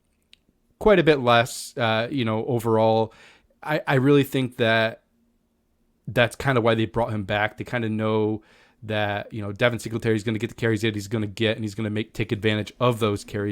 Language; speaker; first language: English; native; English